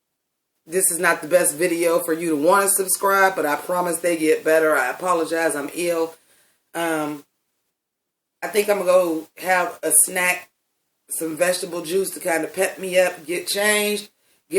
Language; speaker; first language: English; native; English